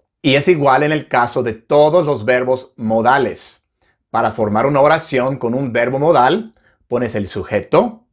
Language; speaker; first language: Spanish; non-native, fluent; English